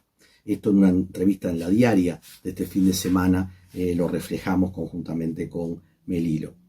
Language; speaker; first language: Spanish; native; Spanish